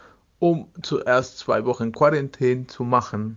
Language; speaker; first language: German; non-native, fluent; Spanish